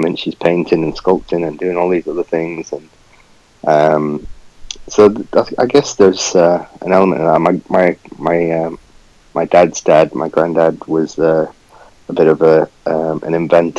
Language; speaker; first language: English; native; English